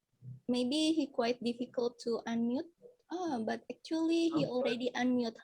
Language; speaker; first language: English; non-native, learner; Indonesian